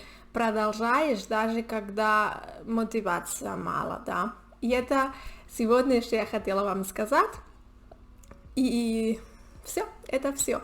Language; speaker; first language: Russian; non-native, learner; Spanish